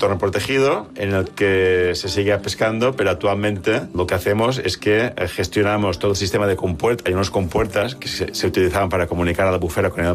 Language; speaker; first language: Spanish; native; Spanish